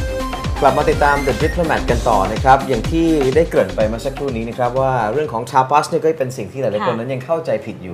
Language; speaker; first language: Thai; native; Thai